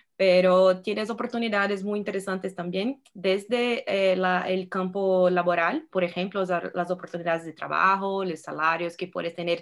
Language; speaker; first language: Spanish; non-native, fluent; Portuguese